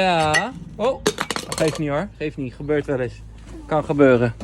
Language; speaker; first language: Dutch; native; Dutch